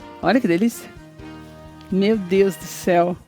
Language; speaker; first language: Portuguese; native; Portuguese